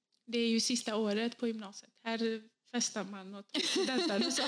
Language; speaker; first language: Swedish; non-native, fluent; Kurdish